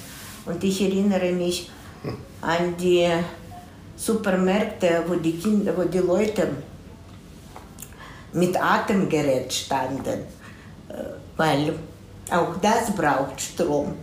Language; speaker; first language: German; non-native, fluent; Russian